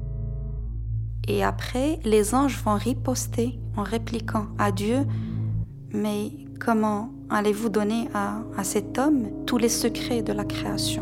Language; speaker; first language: French; non-native, local second language; Arabic